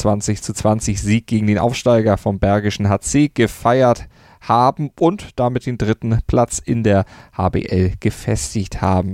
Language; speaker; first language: German; native; German